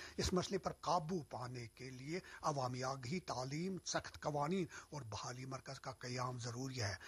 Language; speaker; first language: Urdu; non-native, local second language; Kashmiri